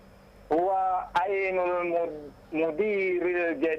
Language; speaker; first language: Arabic; non-native, learner; Indonesian